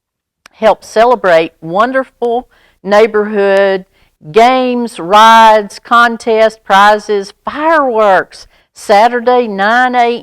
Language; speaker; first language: English; native; English